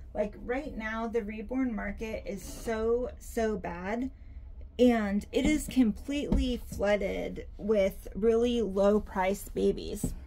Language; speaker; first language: English; native; English